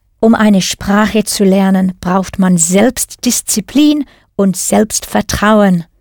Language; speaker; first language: German; non-native, fluent; English